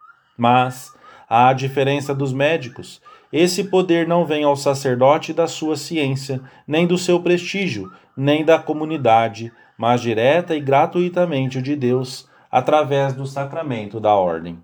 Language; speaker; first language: Portuguese; native; Portuguese